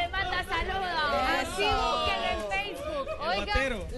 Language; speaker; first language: Spanish; native; Spanish